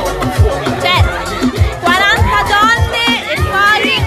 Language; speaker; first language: Italian; native; Italian